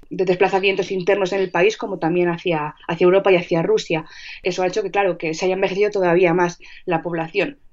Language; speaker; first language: Spanish; non-native, fluent; Russian